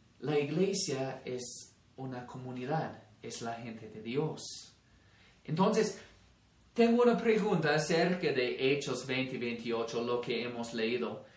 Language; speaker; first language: Spanish; non-native, fluent; English